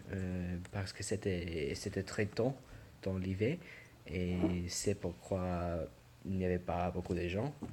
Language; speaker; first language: French; non-native, learner; English